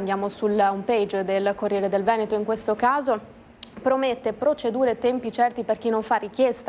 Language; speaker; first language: Italian; native; Italian